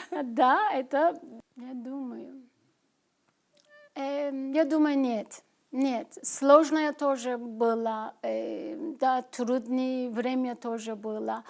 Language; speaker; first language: Russian; non-native, learner; Turkish